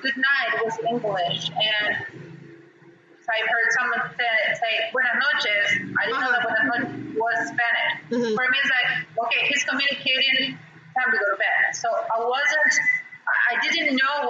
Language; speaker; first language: English; non-native, fluent; Spanish